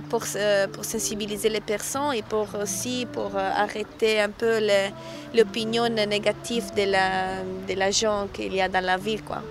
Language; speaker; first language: French; non-native, learner; Italian